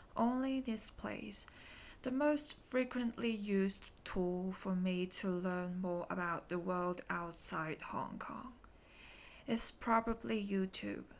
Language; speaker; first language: English; non-native, local second language; Cantonese